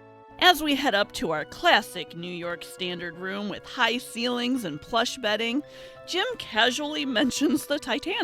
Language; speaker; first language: English; native; English